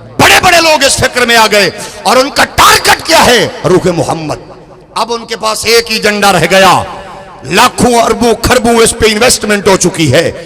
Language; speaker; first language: Urdu; non-native, local second language; Punjabi